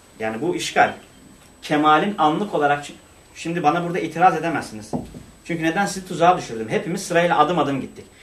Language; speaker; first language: Turkish; non-native, local second language; Kurdish